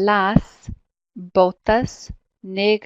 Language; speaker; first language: Spanish; non-native, fluent; English